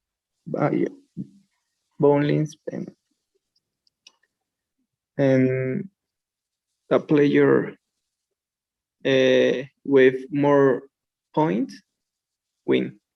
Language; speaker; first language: English; non-native, learner; Spanish